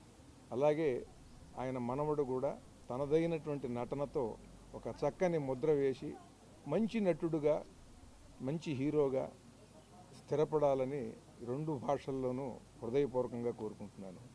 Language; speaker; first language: Telugu; native; Telugu